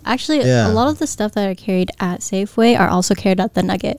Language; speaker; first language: English; early bilingual, other home language; Filipino